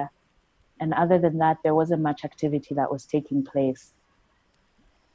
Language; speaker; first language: English; non-native, local second language; Luo (Kenya and Tanzania)